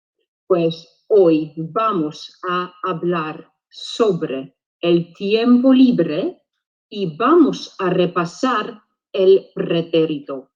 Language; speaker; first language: Spanish; non-native, fluent; English